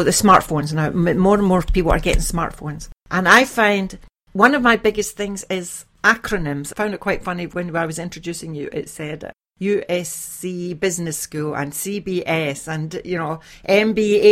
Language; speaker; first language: English; native; English